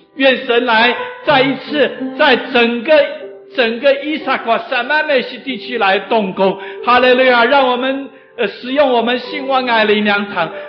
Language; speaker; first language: Chinese; native; Chinese